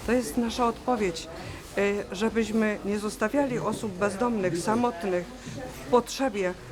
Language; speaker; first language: Polish; native; Polish